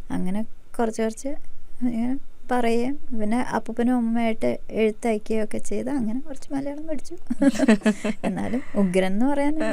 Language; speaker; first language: Malayalam; early bilingual, heritage; Malayalam